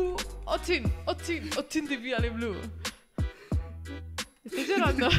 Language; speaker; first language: Russian; non-native, learner; Spanish